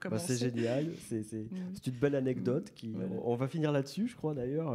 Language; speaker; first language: French; native; French